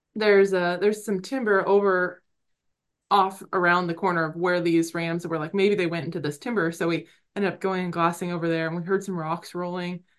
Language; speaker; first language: English; native; English